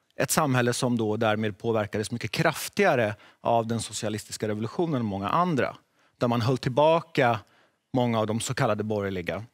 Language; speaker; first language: Swedish; early bilingual, other home language; Czech